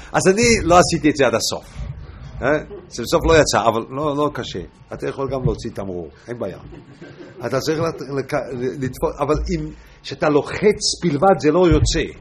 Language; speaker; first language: Hebrew; non-native, fluent; English